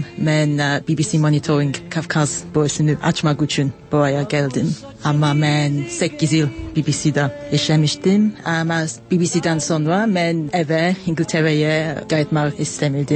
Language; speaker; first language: Turkish; non-native, learner; English